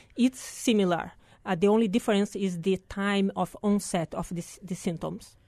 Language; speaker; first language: English; non-native, fluent; Portuguese